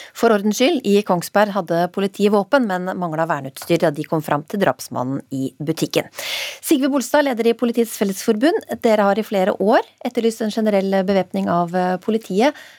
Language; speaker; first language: Norwegian; native; Norwegian